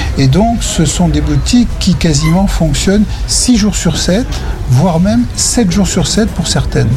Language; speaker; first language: French; native; French